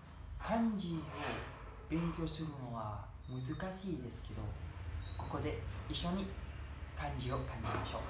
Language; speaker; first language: Japanese; non-native, learner; Indonesian